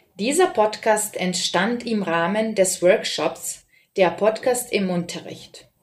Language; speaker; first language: German; non-native, fluent; Serbian